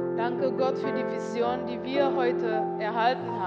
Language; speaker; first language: German; non-native, learner; Indonesian